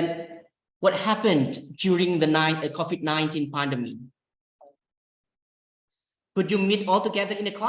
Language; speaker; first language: English; non-native, fluent; Indonesian